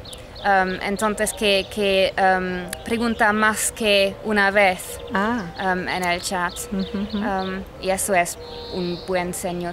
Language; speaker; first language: Spanish; non-native, fluent; English